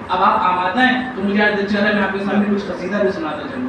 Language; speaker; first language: Urdu; native; Urdu